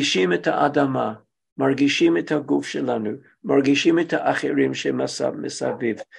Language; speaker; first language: Hebrew; non-native, fluent; English